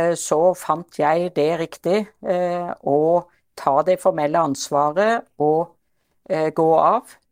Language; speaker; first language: Norwegian; native; Norwegian